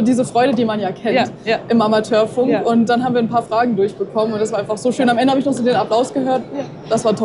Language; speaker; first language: German; native; German